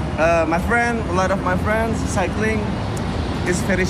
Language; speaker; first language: English; non-native, learner; Indonesian